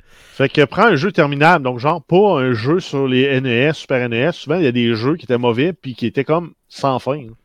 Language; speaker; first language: French; native; French